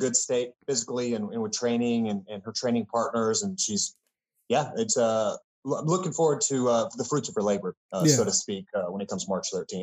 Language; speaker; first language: English; native; English